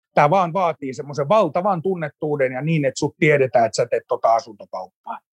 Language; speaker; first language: Finnish; native; Finnish